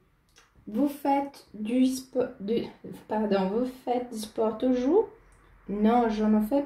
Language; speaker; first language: French; non-native, fluent; Portuguese